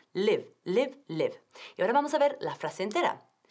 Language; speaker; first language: Spanish; native; Spanish